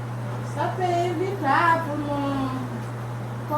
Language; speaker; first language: Portuguese; non-native, learner; Haitian Creole